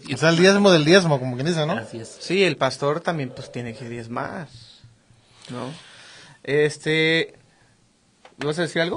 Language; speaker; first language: Spanish; native; Spanish